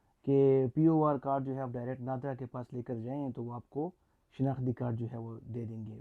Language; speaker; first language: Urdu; non-native, local second language; Pashto